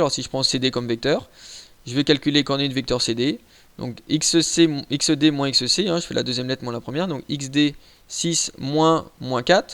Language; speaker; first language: French; native; French